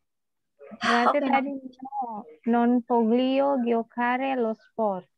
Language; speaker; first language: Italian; non-native, learner; Indonesian